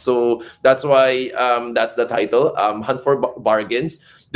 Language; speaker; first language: English; non-native, local second language; Cebuano